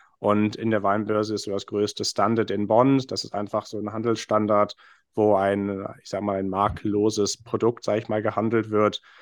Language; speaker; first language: German; non-native, fluent; English